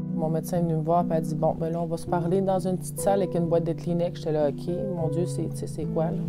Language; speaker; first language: French; native; French